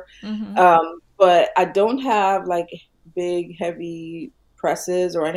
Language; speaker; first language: English; non-native, local second language; Yoruba